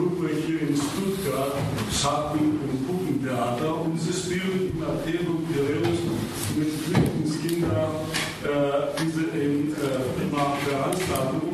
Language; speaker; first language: German; non-native, fluent; Greek